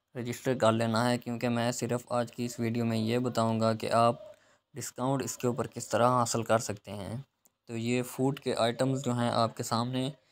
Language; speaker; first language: Urdu; non-native, local second language; Punjabi